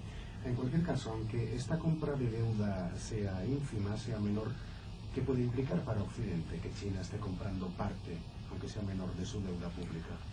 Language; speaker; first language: Spanish; non-native, local second language; Catalan